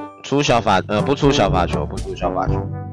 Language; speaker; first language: Chinese; native; Chinese